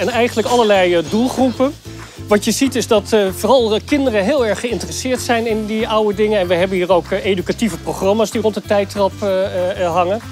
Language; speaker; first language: Dutch; native; Dutch